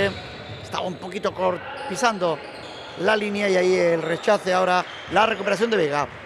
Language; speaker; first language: Spanish; native; Spanish